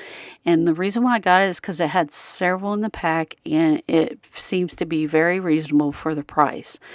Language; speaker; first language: English; native; English